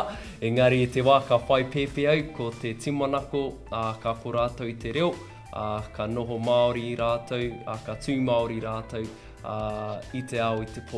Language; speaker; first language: Māori; non-native, local second language; English